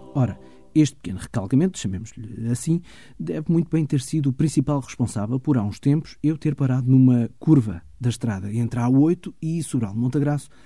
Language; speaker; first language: Portuguese; early bilingual, heritage; German